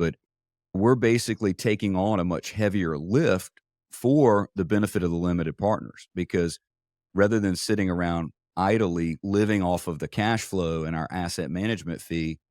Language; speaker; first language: English; native; English